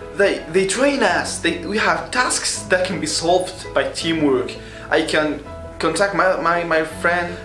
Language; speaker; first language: English; non-native, fluent; Arabic